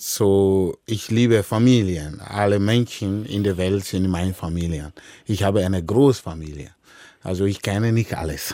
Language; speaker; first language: German; non-native, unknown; Dyula